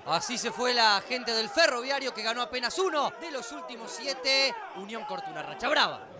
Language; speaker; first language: Spanish; native; Spanish